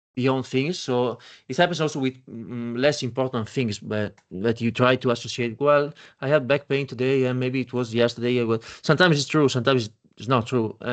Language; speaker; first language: English; non-native, fluent; Italian